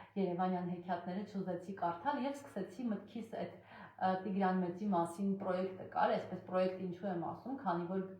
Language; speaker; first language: Armenian; native; Armenian